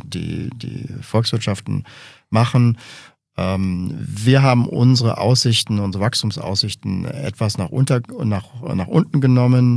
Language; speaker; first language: German; native; German